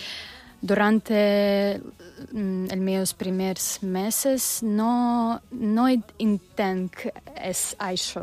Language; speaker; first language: Catalan; non-native, learner; Russian